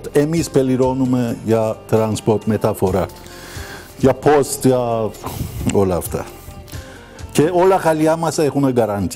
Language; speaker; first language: Greek; non-native, learner; Persian